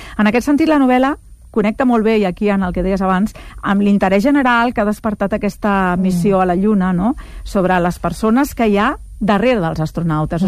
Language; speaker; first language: Catalan; native; Catalan